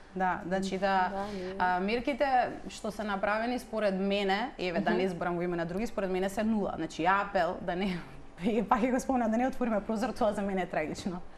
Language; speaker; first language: Macedonian; native; Macedonian